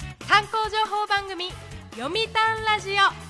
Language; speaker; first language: Japanese; native; Japanese